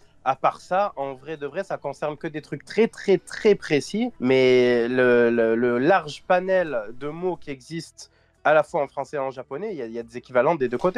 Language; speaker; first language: French; native; French